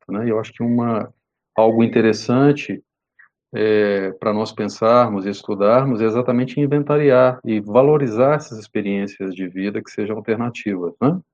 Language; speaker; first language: Portuguese; native; Portuguese